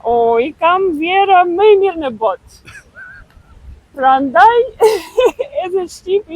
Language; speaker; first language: Albanian; non-native, learner; Russian